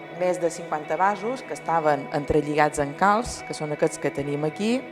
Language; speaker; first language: Catalan; native; Catalan